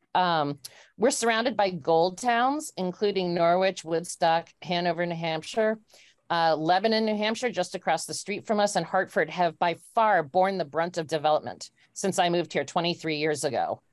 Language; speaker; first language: English; native; English